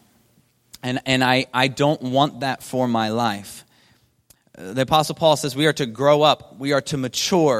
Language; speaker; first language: English; native; English